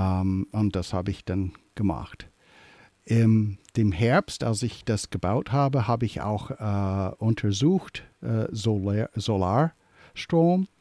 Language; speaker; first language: German; early bilingual, heritage; English